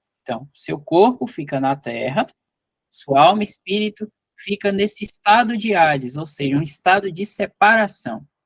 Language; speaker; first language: Portuguese; native; Portuguese